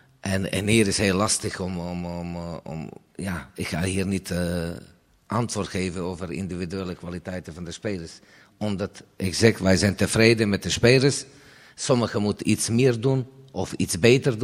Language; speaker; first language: Dutch; non-native, fluent; Serbian